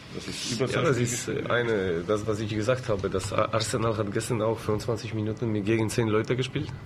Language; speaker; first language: German; non-native, learner; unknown